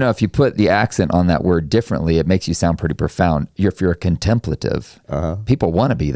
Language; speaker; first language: English; native; English